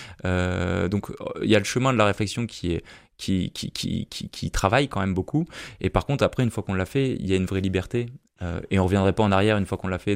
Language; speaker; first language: French; native; French